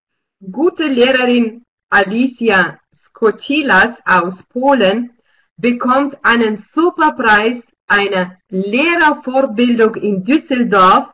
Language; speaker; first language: German; non-native, fluent; Russian